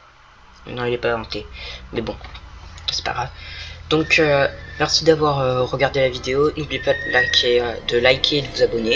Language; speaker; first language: French; native; French